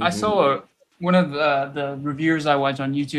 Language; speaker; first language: English; native; English